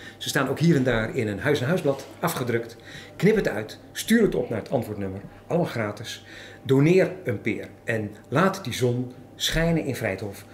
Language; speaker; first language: Dutch; native; Dutch